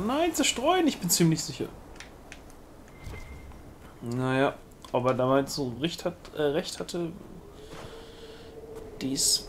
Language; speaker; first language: German; native; German